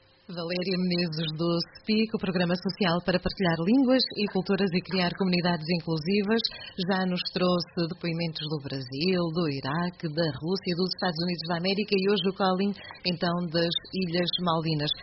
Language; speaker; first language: Portuguese; native; Portuguese